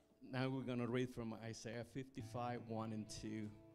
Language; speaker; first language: English; native; English